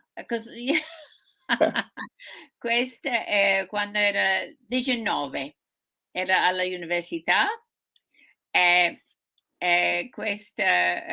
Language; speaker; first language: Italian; early bilingual, heritage; Sicilian